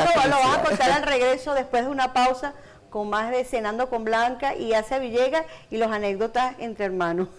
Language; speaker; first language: Spanish; native; Spanish